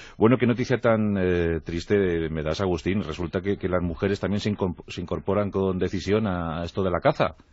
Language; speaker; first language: Spanish; native; Spanish